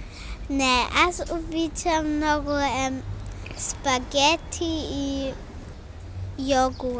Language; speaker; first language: Bulgarian; early bilingual, heritage; Bulgarian